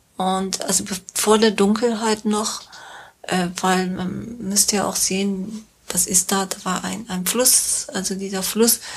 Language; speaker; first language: German; non-native, fluent; Persian